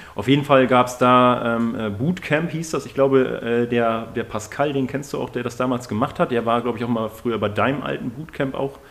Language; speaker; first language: German; native; German